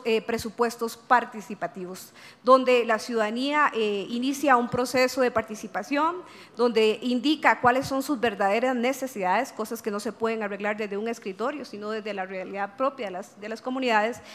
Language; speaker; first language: Spanish; native; Spanish